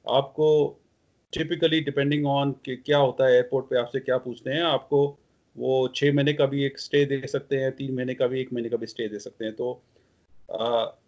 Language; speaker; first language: Hindi; non-native, local second language; Punjabi